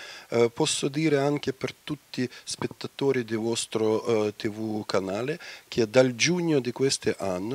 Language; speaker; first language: Italian; non-native, fluent; Ukrainian